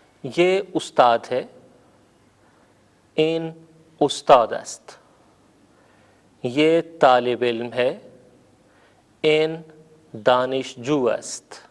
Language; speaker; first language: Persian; non-native, fluent; Urdu